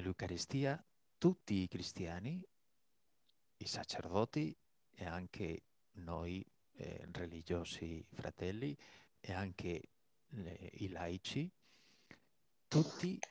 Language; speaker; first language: Italian; non-native, fluent; Spanish